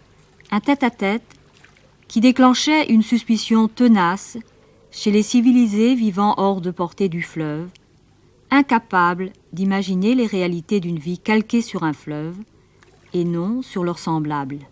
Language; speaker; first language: French; native; French